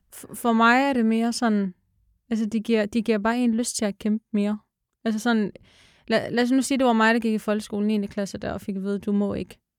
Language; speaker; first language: Danish; early bilingual, other home language; Arabic